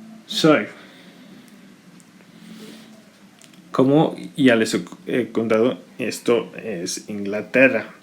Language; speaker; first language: Spanish; non-native, fluent; English